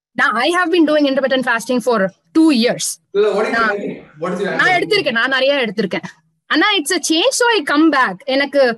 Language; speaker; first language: Tamil; native; Tamil